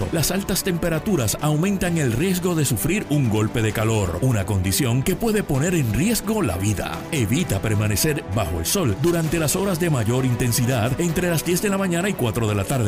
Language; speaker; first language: Spanish; native; Spanish